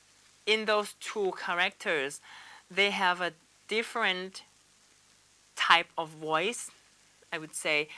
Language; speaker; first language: English; non-native, learner; Thai